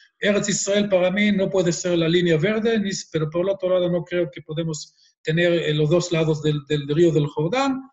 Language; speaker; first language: Spanish; non-native, fluent; Hebrew